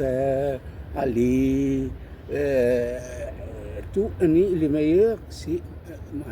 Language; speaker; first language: French; non-native, learner; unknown